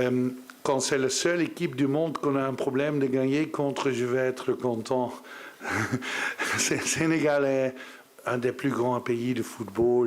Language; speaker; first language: French; non-native, learner; Dutch